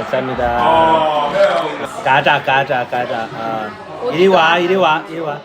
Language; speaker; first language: Korean; non-native, learner; German